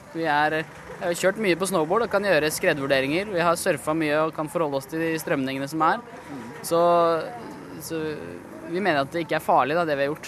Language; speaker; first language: Norwegian; native; Norwegian